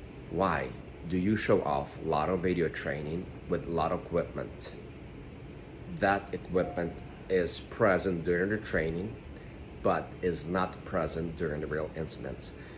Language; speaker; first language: English; non-native, fluent; Ukrainian